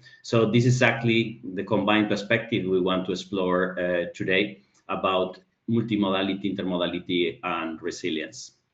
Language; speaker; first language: English; non-native, fluent; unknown